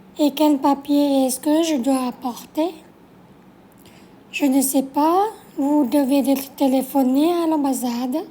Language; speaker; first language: French; non-native, fluent; Thai